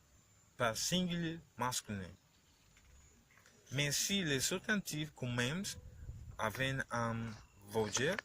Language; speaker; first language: French; non-native, learner; Spanish